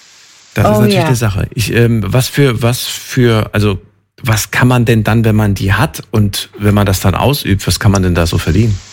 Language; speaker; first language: German; native; German